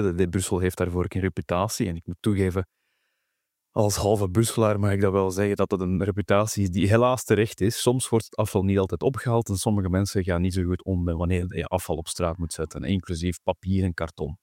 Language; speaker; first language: Dutch; native; Dutch